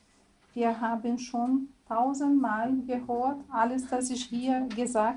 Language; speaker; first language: German; non-native, learner; Portuguese